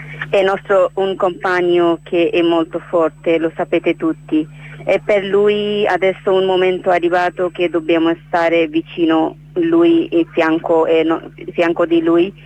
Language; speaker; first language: Italian; non-native, learner; Bangla